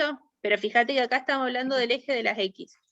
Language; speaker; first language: Spanish; native; Spanish